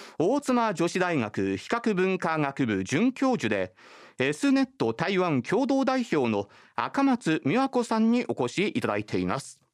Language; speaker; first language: Japanese; native; Japanese